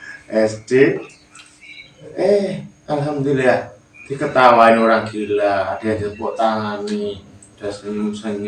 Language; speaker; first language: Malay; non-native, local second language; Javanese